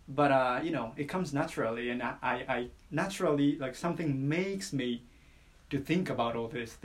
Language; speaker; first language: English; non-native, fluent; Japanese